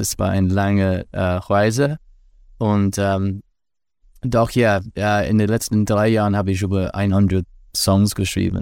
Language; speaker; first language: German; non-native, learner; English